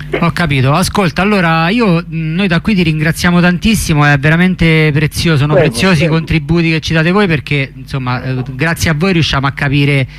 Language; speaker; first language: Italian; native; Italian